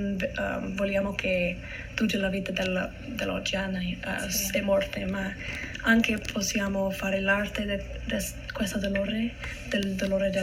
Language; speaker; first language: Italian; non-native, learner; English